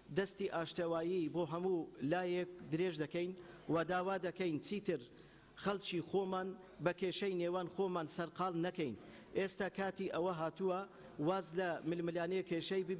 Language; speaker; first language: Central Kurdish; non-native, local second language; Turkish